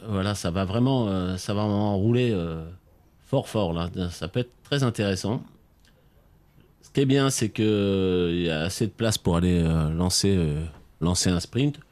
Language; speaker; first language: French; native; French